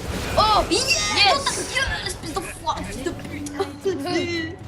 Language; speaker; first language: French; native; French